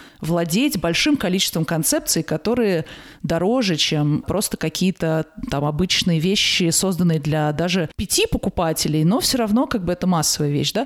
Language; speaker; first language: Russian; native; Russian